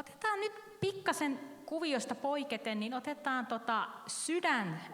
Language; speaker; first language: Finnish; native; Finnish